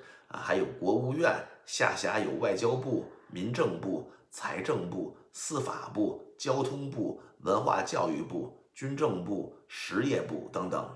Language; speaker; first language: Chinese; native; Chinese